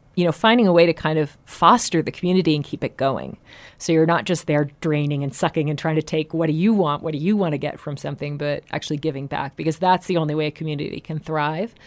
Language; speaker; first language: English; native; English